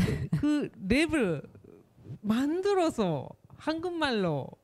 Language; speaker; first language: Korean; non-native, fluent; Japanese